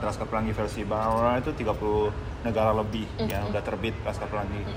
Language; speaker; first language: Indonesian; non-native, fluent; Japanese